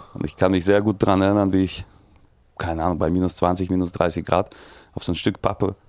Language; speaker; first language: German; early bilingual, other home language; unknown